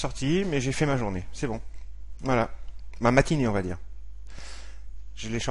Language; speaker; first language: French; native; French